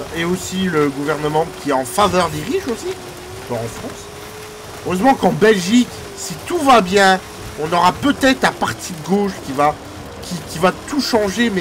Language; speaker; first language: French; native; French